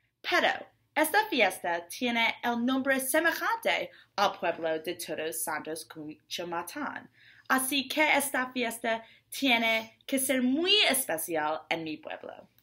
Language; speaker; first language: Spanish; non-native, learner; English